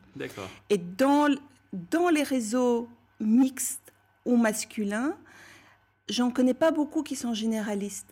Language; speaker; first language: French; non-native, fluent; Bulgarian